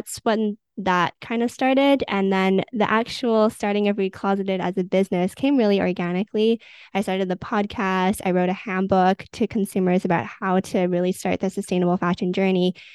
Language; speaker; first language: English; native; English